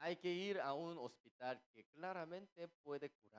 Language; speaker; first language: Spanish; non-native, fluent; Korean